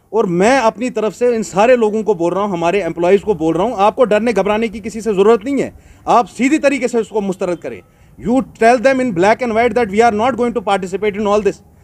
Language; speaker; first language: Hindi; non-native, local second language; Kashmiri